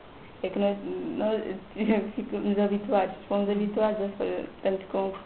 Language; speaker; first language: Portuguese; non-native, local second language; Kabuverdianu